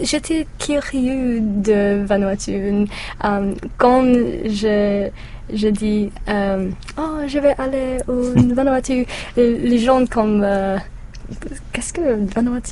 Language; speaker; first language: French; non-native, learner; English